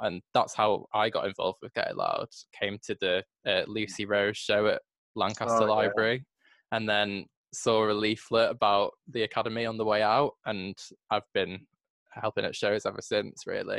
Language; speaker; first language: English; native; English